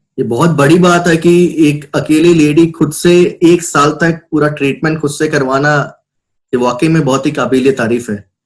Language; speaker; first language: Hindi; native; Hindi